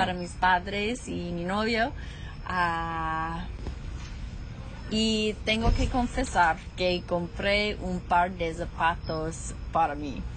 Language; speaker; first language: Spanish; non-native, fluent; English